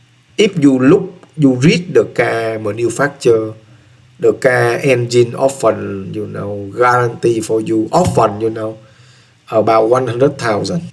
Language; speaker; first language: English; non-native, learner; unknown